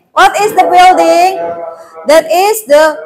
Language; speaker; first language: English; non-native, learner; Indonesian